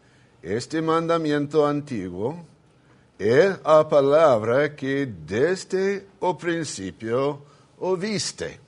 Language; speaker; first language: Spanish; non-native, fluent; English